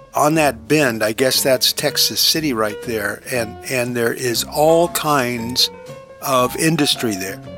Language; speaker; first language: English; native; English